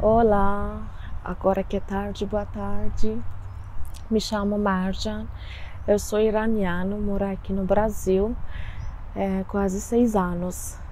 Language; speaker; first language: Portuguese; non-native, learner; Persian